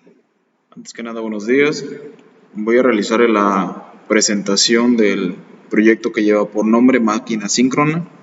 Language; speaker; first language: Spanish; native; Spanish